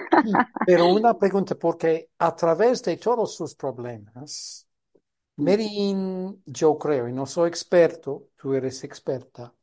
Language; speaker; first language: Spanish; non-native, fluent; English